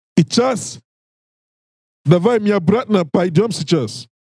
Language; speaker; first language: Russian; non-native, learner; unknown